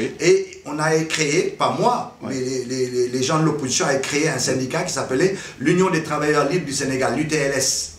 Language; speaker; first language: French; non-native, local second language; Wolof